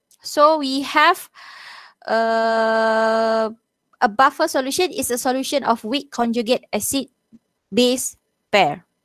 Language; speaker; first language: English; non-native, local second language; Malay